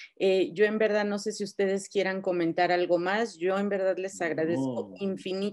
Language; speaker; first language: Spanish; native; Spanish